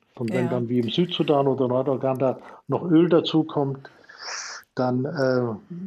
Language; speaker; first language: German; native; German